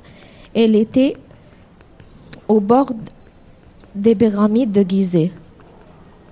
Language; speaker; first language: French; non-native, learner; Arabic